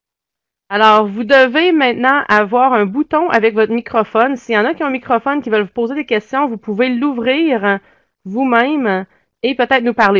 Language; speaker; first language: French; native; French